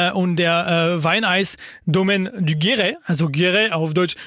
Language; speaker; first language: German; non-native, fluent; French